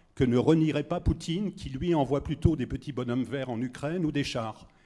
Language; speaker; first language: French; native; French